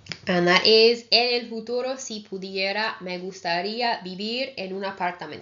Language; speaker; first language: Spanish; non-native, fluent; English